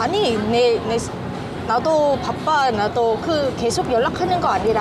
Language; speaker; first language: Korean; non-native, learner; Vietnamese